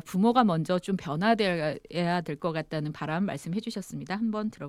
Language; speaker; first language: Korean; native; Korean